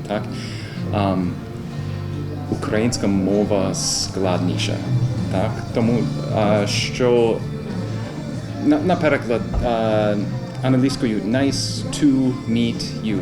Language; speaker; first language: Ukrainian; non-native, learner; English